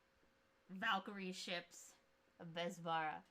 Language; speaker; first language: English; native; English